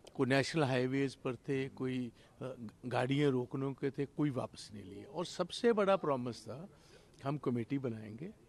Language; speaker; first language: Hindi; non-native, local second language; Punjabi